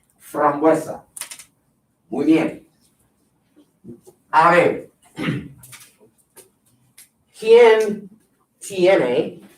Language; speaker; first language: Spanish; non-native, fluent; English